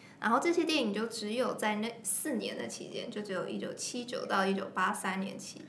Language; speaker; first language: Chinese; native; Chinese